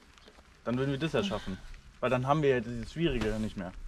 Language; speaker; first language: German; native; German